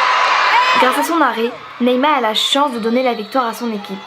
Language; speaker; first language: French; native; French